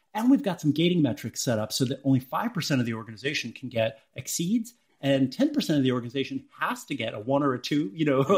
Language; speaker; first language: English; native; English